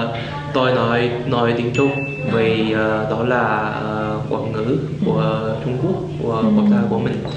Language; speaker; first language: Vietnamese; non-native, learner; Chinese